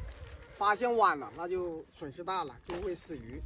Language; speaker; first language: Chinese; native; Chinese